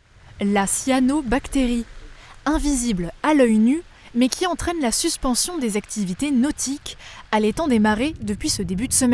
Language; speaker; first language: French; native; French